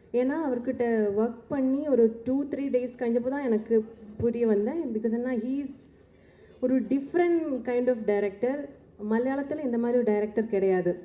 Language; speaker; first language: Tamil; non-native, learner; Malayalam